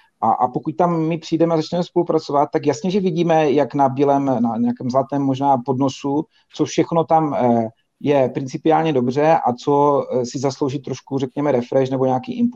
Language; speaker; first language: Czech; native; Czech